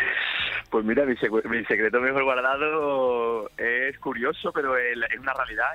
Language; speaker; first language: Spanish; native; Spanish